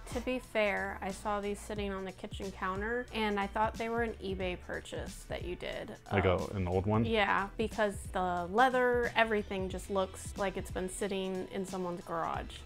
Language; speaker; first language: English; native; English